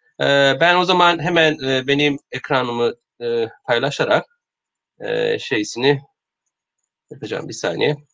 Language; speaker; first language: Turkish; non-native, learner; Korean